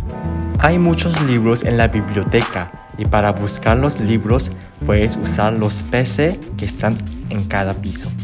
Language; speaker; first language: Spanish; non-native, learner; Korean